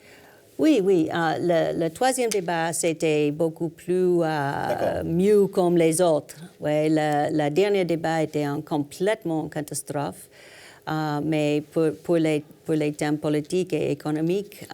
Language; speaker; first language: French; non-native, learner; English